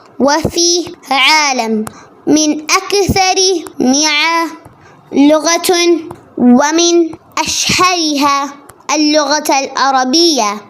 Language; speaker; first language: Arabic; non-native, learner; Malayalam